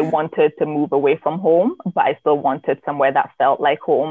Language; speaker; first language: English; native; English